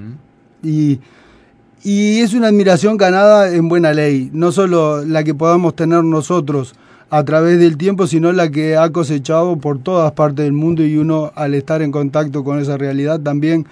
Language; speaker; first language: Spanish; native; Spanish